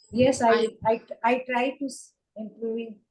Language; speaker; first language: English; non-native, learner; Hindi